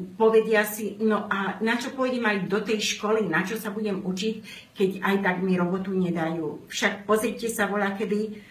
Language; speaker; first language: Slovak; non-native, local second language; Romany